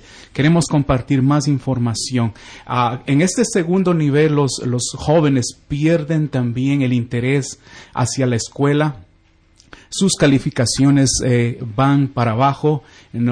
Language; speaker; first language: Spanish; native; Spanish